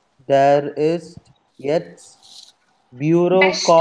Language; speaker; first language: German; non-native, learner; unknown